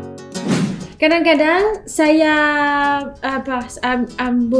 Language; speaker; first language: Indonesian; non-native, learner; French